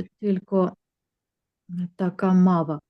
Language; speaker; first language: Polish; non-native, learner; Ukrainian